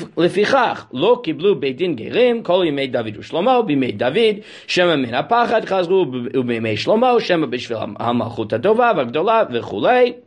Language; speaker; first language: Hebrew; non-native, fluent; English